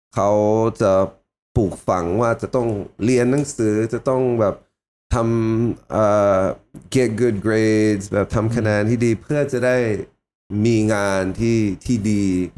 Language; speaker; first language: Thai; early bilingual, heritage; Thai